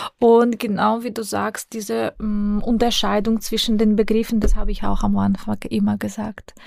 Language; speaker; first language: German; non-native, fluent; Russian